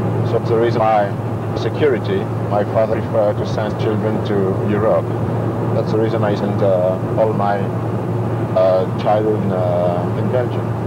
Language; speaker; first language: English; non-native, fluent; French